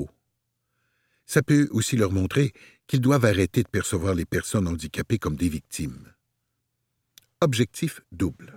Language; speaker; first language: French; native; French